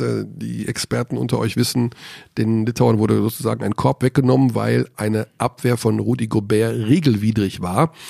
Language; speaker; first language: German; native; German